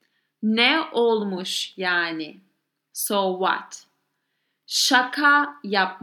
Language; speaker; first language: Turkish; non-native, learner; English